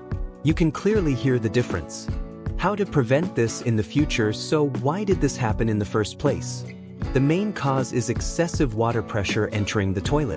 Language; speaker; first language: English; native; English